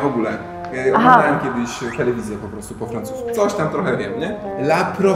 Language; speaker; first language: Polish; native; Polish